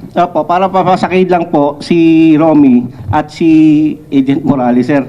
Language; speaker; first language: Filipino; non-native, local second language; Cebuano